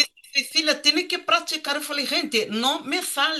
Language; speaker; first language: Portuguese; non-native, learner; Spanish